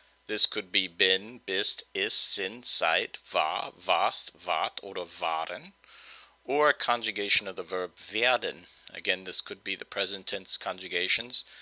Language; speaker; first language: English; native; English